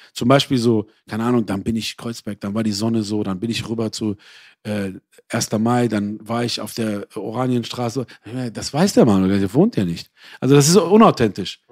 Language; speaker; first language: German; early bilingual, other home language; Persian